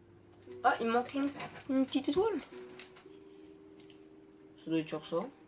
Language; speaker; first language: French; native; French